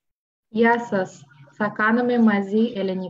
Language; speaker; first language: Greek; non-native, learner; English